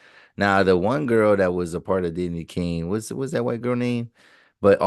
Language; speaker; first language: English; native; English